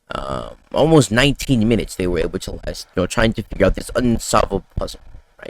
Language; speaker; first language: English; native; English